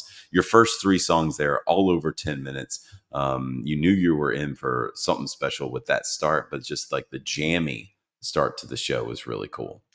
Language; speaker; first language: English; native; English